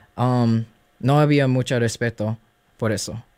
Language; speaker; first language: Spanish; early bilingual, other home language; English